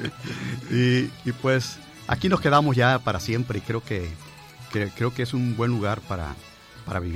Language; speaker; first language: Spanish; native; Spanish